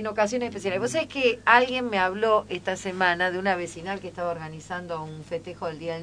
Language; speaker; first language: Spanish; native; Spanish